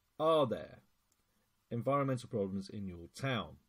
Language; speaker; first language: English; native; English